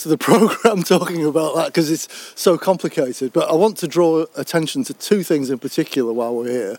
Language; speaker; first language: English; native; English